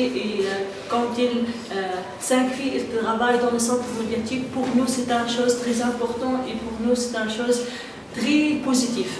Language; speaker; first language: French; non-native, local second language; Arabic